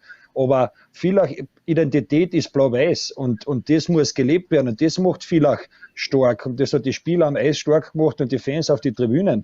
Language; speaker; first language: German; native; German